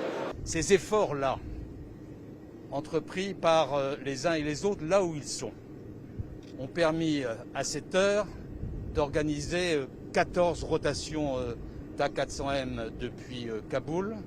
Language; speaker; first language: French; native; French